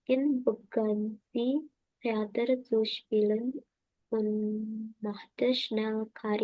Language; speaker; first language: German; non-native, learner; Indonesian